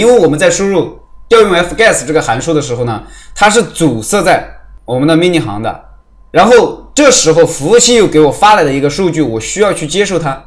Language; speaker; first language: Chinese; native; Chinese